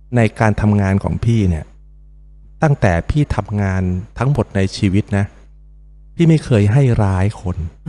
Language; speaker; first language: Thai; native; Thai